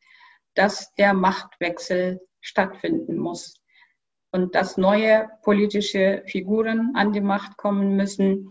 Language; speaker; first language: German; non-native, fluent; Kyrgyz